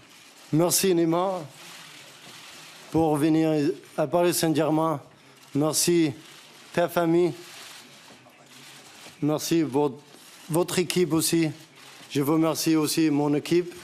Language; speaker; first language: French; non-native, learner; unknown